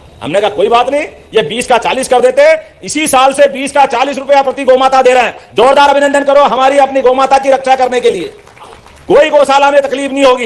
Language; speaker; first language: Hindi; native; Hindi